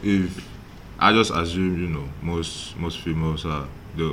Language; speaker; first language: English; non-native, local second language; French